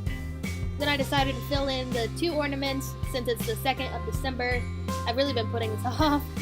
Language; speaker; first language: English; native; English